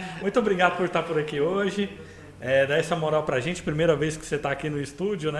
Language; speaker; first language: Portuguese; native; Portuguese